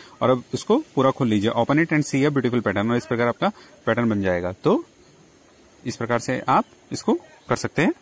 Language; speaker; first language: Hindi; native; Hindi